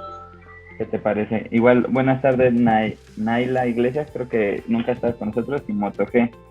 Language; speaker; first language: Spanish; native; Spanish